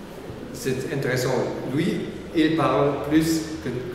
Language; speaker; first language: French; non-native, learner; German